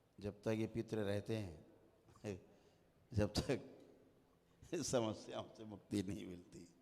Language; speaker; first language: Hindi; native; Hindi